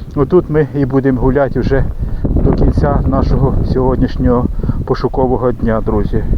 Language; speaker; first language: Ukrainian; non-native, local second language; Russian